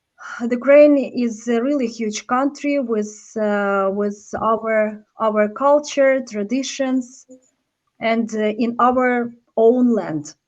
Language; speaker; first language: English; non-native, learner; Ukrainian